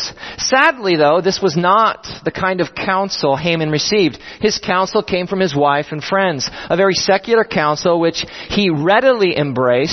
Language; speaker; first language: English; native; English